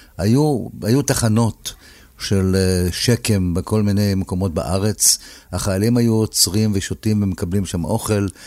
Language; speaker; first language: Hebrew; native; Hebrew